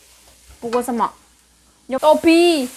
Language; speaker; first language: Chinese; non-native, learner; Indonesian